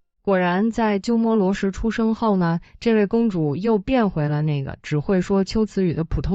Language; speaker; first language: Chinese; native; Chinese